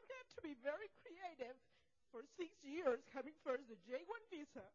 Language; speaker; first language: English; non-native, fluent; Russian